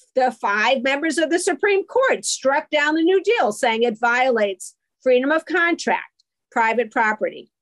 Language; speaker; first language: English; native; English